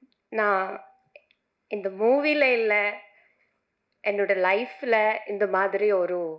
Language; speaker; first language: Tamil; non-native, fluent; Divehi